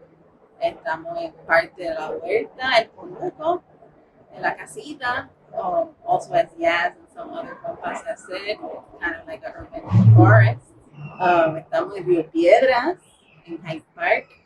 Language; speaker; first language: Spanish; early bilingual, heritage; English